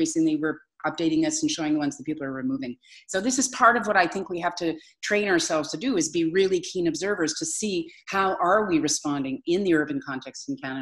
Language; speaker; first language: English; native; English